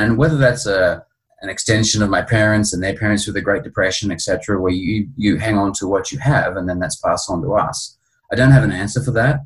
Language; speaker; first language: English; native; English